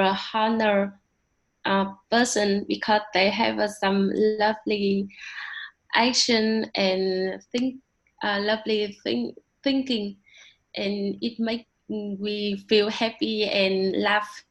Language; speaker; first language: English; non-native, learner; Vietnamese